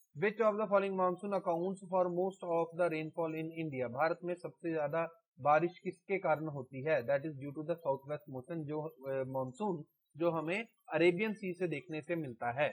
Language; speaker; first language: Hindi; non-native, local second language; Punjabi